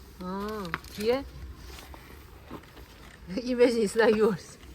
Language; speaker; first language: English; non-native, learner; Korean